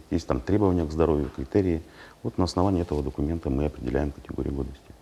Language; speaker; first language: Russian; native; Russian